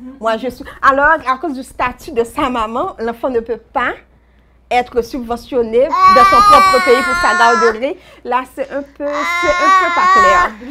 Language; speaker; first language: French; non-native, local second language; Haitian Creole